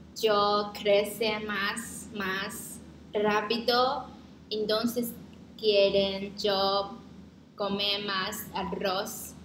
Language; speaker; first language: Spanish; non-native, learner; Chinese